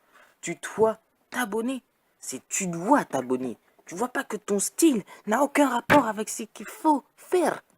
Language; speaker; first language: French; native; French